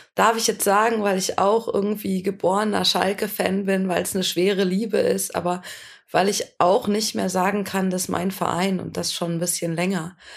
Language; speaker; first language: German; native; German